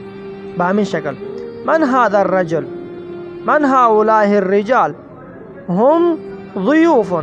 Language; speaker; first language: Arabic; non-native, fluent; Persian